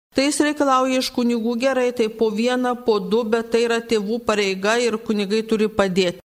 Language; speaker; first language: Lithuanian; native; Lithuanian